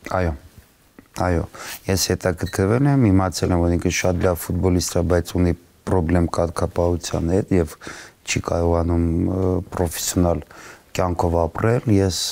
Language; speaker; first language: Armenian; native; Armenian